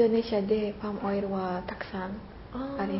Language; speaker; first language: Japanese; non-native, learner; Indonesian